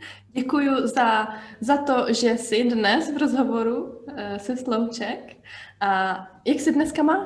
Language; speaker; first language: Czech; native; Czech